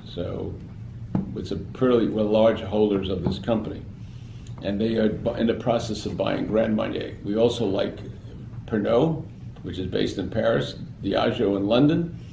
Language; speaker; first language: English; native; English